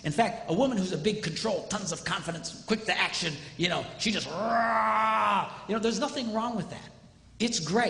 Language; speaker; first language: English; native; English